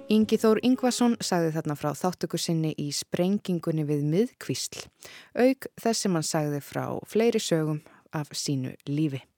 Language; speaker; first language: Icelandic; native; Icelandic